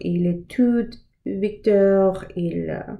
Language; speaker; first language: French; non-native, learner; English